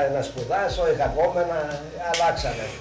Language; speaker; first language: Greek; early bilingual, heritage; Greek